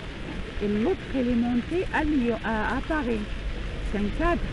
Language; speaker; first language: French; non-native, learner; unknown